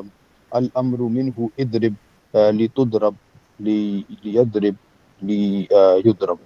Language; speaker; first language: Arabic; non-native, learner; Urdu